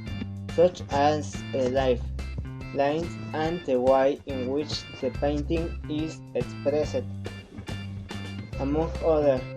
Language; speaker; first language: English; non-native, learner; Spanish